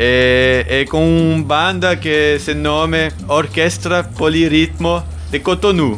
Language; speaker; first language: Portuguese; non-native, learner; German